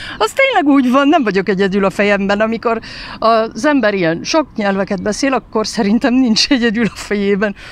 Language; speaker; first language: Hungarian; early bilingual, heritage; Hungarian